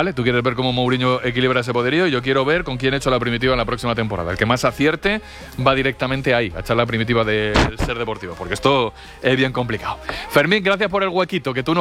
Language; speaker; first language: Spanish; native; Spanish